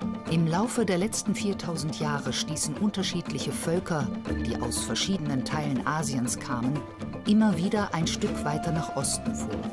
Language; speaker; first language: German; native; German